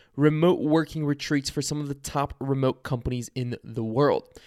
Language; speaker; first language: English; early bilingual, other home language; Bulgarian